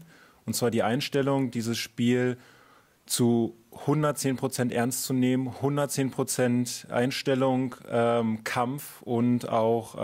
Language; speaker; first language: German; native; German